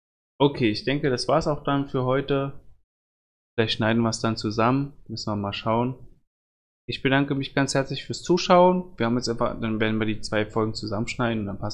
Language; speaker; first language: German; native; German